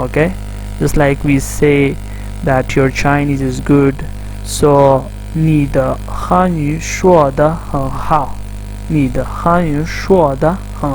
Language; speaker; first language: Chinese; non-native, fluent; Urdu